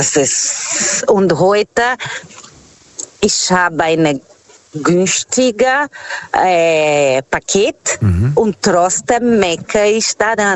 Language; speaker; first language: German; non-native, fluent; Portuguese